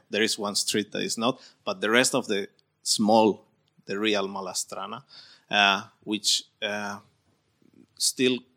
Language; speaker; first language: English; non-native, fluent; Spanish